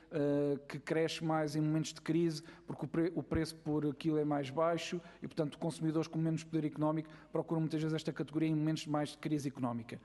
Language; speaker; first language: Portuguese; native; Portuguese